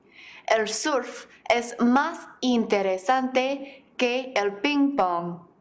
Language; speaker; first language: Spanish; non-native, fluent; English